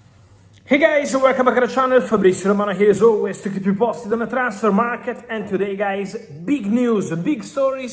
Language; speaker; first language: English; non-native, fluent; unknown